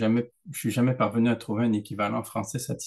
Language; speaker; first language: French; native; French